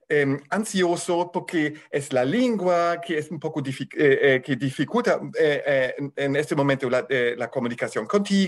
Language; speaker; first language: Spanish; non-native, fluent; German